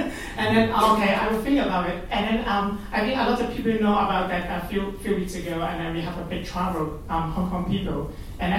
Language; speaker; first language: English; non-native, local second language; Cantonese